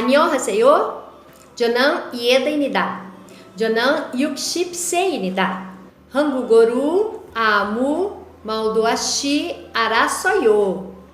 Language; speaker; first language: Korean; non-native, learner; Portuguese